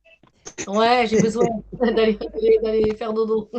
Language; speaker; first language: French; native; French